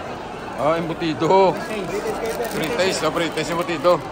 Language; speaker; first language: English; non-native, learner; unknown